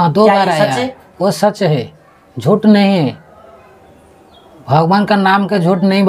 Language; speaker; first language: Hindi; non-native, local second language; Odia